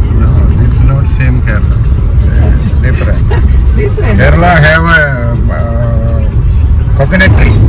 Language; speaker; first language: English; non-native, learner; Malayalam